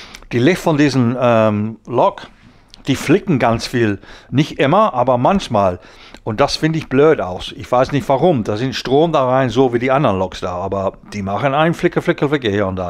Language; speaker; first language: German; non-native, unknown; English